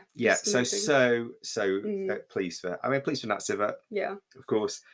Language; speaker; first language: English; native; English